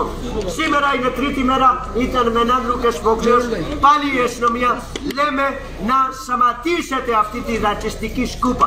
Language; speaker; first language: Greek; non-native, fluent; Urdu